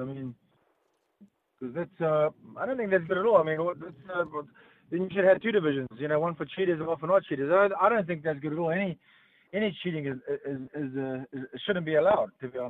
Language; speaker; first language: English; native; English